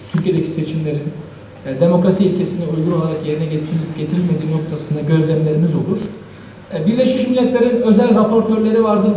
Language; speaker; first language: Turkish; native; Turkish